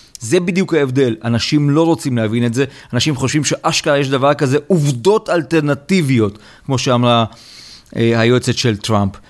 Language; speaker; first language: Hebrew; non-native, fluent; Romanian